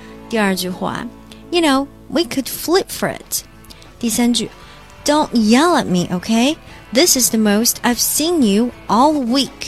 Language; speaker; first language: English; non-native, fluent; Chinese